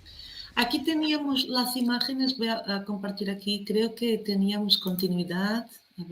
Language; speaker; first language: Spanish; non-native, fluent; Portuguese